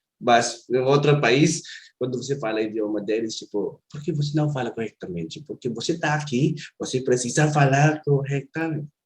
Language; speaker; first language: Portuguese; non-native, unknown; Filipino